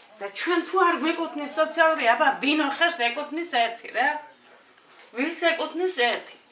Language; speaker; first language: Georgian; native; Georgian